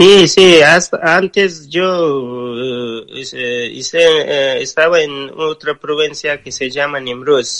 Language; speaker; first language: Spanish; non-native, learner; Persian